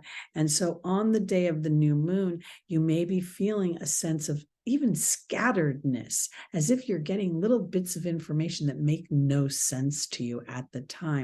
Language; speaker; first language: English; native; English